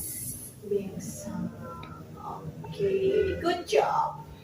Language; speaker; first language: English; non-native, learner; Indonesian